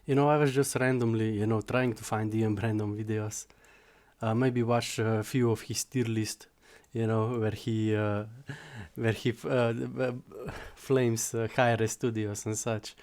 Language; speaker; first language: English; non-native, fluent; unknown